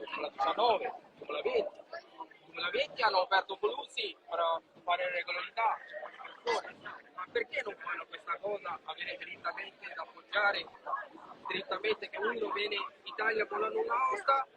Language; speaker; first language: Italian; non-native, fluent; Punjabi